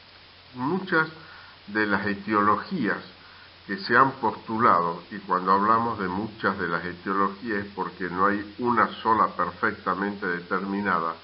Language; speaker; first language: Spanish; native; Spanish